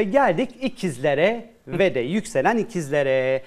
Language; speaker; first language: Turkish; native; Turkish